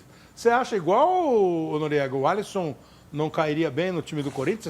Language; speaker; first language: Portuguese; native; Portuguese